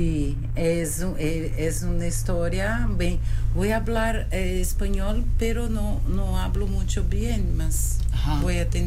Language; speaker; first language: Spanish; non-native, learner; Portuguese